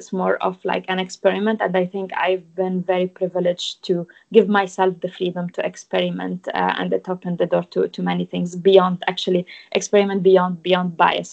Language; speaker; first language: English; non-native, fluent; Arabic